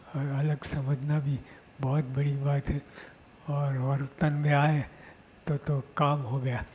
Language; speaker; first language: Hindi; non-native, local second language; Gujarati